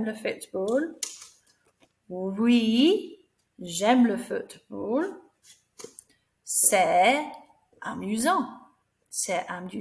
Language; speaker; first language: French; non-native, fluent; English